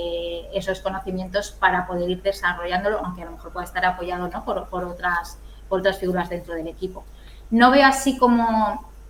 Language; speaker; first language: Spanish; native; Spanish